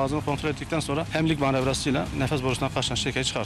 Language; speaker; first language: Turkish; native; Turkish